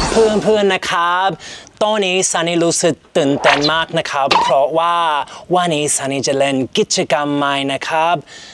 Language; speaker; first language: Thai; non-native, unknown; English